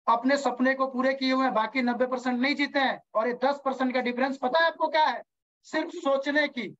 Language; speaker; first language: Hindi; native; Hindi